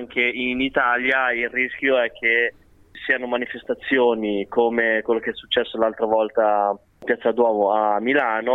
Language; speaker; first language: Italian; early bilingual, other home language; Chinese